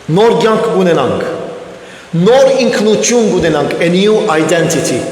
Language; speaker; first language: Armenian; early bilingual, heritage; Armenian